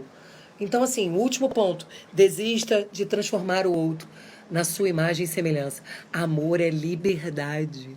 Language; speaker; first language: Portuguese; native; Portuguese